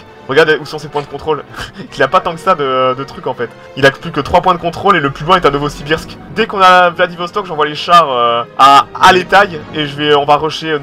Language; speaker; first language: French; native; French